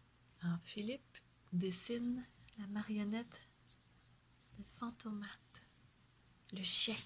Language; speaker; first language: French; native; French